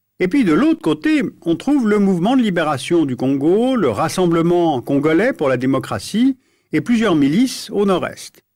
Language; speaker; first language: French; native; French